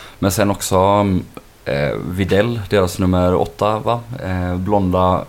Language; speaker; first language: Swedish; native; Swedish